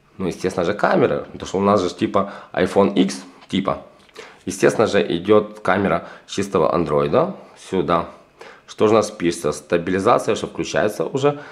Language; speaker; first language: Russian; native; Russian